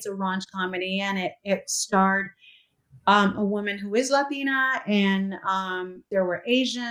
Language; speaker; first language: English; native; English